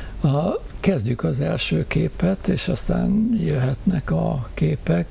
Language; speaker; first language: Hungarian; native; Hungarian